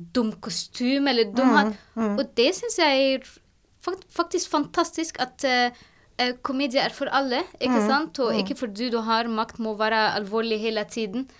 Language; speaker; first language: Norwegian; non-native, fluent; Arabic